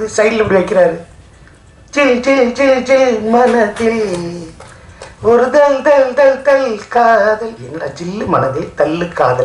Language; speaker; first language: Tamil; native; Tamil